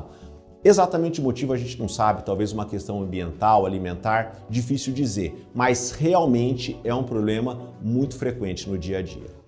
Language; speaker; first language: Portuguese; native; Portuguese